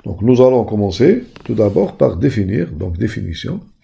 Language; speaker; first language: French; non-native, local second language; Arabic